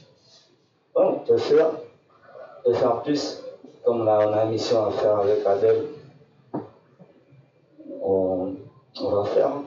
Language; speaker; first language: French; non-native, local second language; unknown